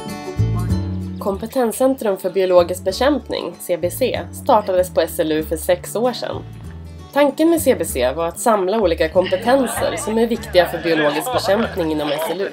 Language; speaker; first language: Swedish; native; Swedish